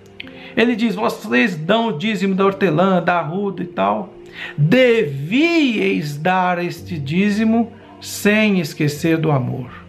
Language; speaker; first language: Portuguese; native; Portuguese